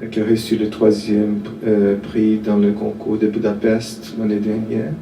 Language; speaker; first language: French; non-native, fluent; Portuguese